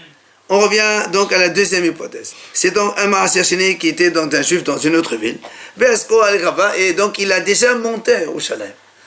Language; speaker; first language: French; native; French